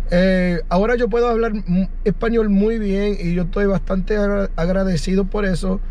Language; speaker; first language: Spanish; early bilingual, heritage; English